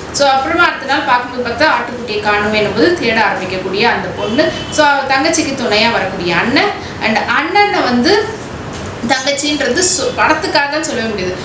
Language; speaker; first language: Tamil; native; Tamil